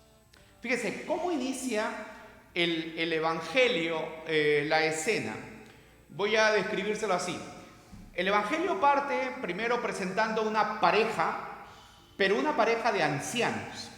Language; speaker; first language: Spanish; native; Spanish